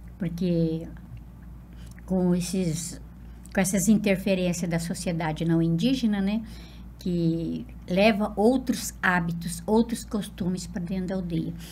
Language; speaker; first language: Portuguese; non-native, local second language; Guarani